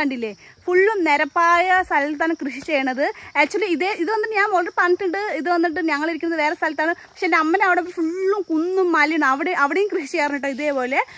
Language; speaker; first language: Malayalam; non-native, fluent; Nepali